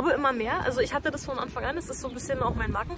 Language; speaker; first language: German; native; German